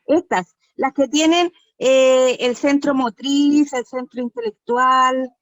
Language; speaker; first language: Spanish; native; Spanish